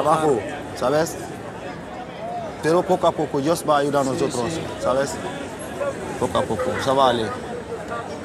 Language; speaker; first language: Spanish; non-native, learner; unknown